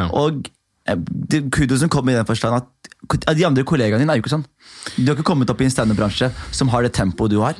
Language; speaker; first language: Norwegian; native; Norwegian